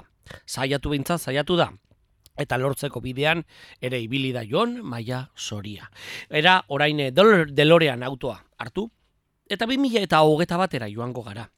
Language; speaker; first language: Basque; native; Basque